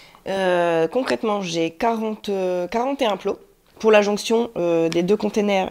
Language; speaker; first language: French; native; French